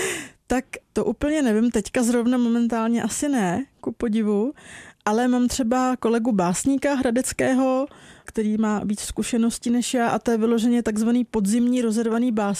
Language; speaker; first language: Czech; native; Czech